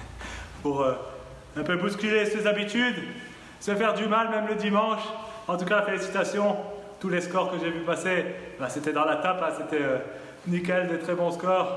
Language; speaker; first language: French; native; French